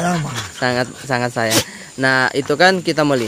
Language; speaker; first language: Indonesian; native; Indonesian